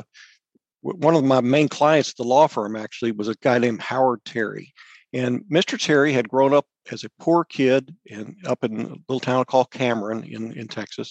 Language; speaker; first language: English; native; English